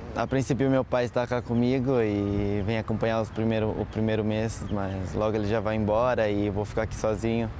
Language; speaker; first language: Portuguese; native; Portuguese